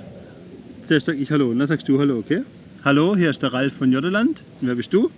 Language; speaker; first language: German; native; German